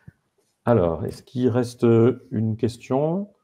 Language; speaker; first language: French; native; French